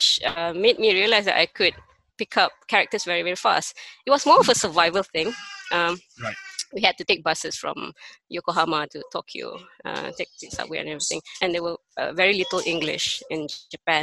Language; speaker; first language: English; non-native, local second language; Malay